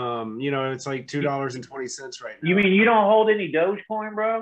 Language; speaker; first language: English; native; English